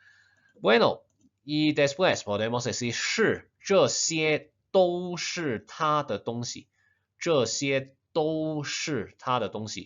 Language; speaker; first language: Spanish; non-native, fluent; Chinese